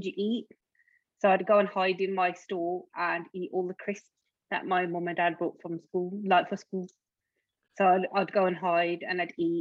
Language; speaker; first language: English; native; English